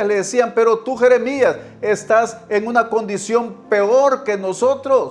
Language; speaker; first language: Spanish; native; Spanish